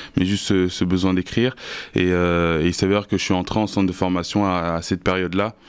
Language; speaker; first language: French; native; French